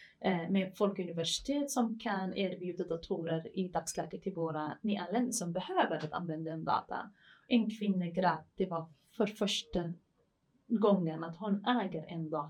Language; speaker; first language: Swedish; non-native, fluent; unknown